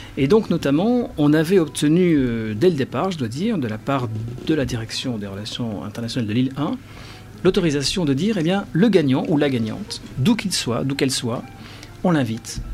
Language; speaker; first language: French; native; French